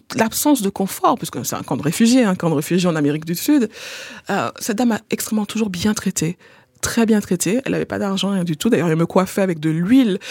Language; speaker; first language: French; non-native, local second language; Haitian Creole